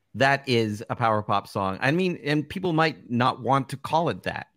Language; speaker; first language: English; native; English